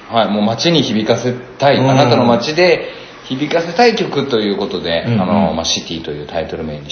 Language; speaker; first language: Japanese; native; Japanese